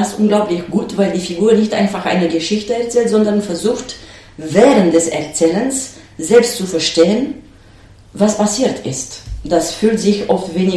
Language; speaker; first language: German; non-native, fluent; Romanian